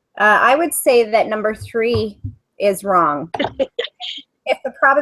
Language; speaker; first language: English; native; English